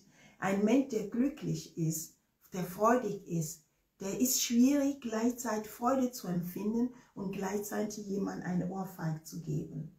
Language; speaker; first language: German; non-native, fluent; Ewe